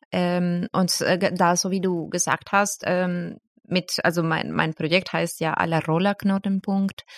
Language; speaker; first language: German; non-native, fluent; Spanish